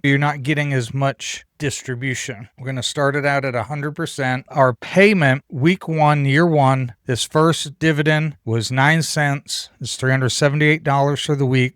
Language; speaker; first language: English; native; English